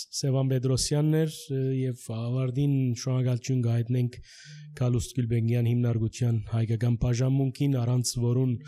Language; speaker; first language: Armenian; early bilingual, heritage; Armenian